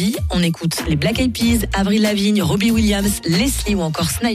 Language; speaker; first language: French; native; French